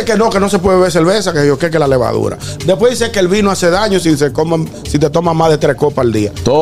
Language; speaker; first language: Spanish; native; Spanish